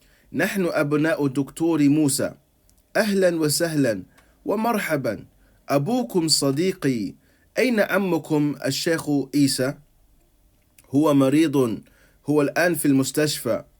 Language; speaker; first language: Arabic; non-native, fluent; English